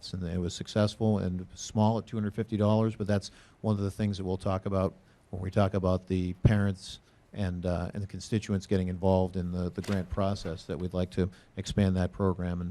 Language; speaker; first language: English; native; English